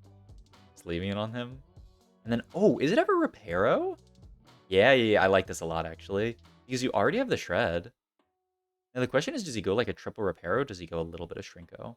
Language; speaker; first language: English; native; English